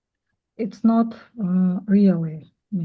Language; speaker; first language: English; non-native, learner; Russian